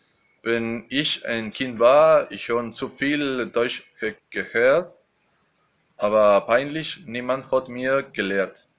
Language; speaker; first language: German; early bilingual, heritage; Spanish